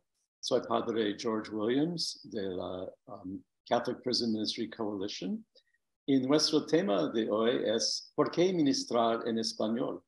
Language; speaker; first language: Spanish; non-native, fluent; English